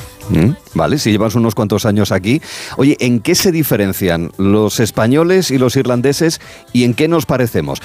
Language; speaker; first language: Spanish; native; Spanish